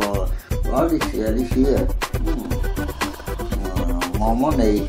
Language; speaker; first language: English; non-native, learner; Vietnamese